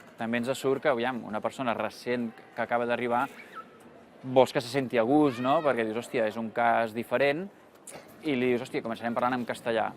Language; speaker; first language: Catalan; native; Catalan